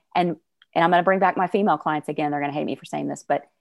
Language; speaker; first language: English; native; English